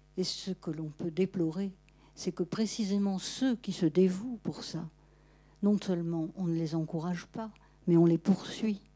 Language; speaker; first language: French; native; French